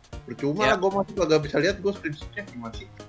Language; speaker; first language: Indonesian; native; Indonesian